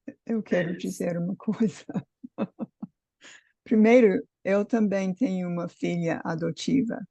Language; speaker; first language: Portuguese; non-native, fluent; English